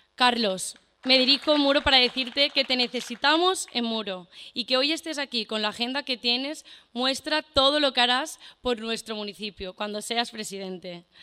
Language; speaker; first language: Spanish; non-native, local second language; Catalan